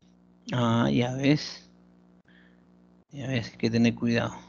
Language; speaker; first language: Spanish; native; Spanish